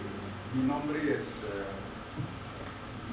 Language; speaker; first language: Spanish; non-native, fluent; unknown